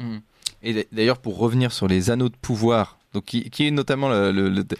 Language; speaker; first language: French; native; French